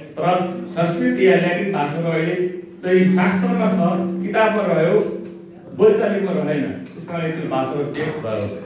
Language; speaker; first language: Nepali; non-native, local second language; Eastern Tamang